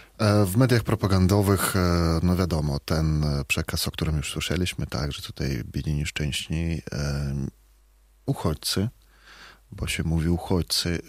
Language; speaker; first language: Polish; non-native, fluent; Belarusian